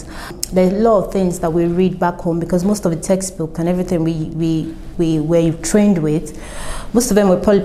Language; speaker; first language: English; non-native, local second language; Yoruba